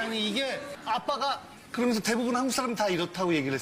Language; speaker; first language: Korean; native; Korean